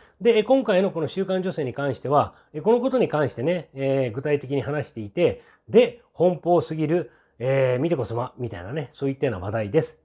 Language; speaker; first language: Japanese; native; Japanese